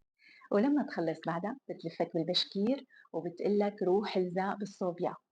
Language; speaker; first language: Arabic; native; Arabic